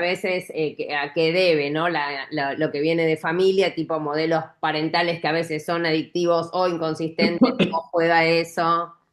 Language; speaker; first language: Spanish; native; Spanish